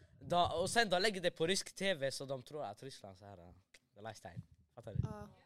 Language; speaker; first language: Swedish; early bilingual, other home language; Arabic